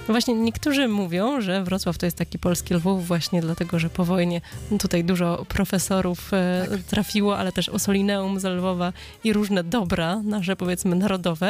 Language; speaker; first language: Polish; native; Polish